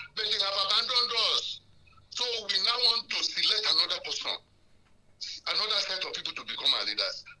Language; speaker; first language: English; non-native, local second language; Yoruba